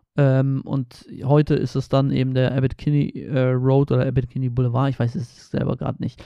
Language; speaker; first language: German; early bilingual, other home language; Polish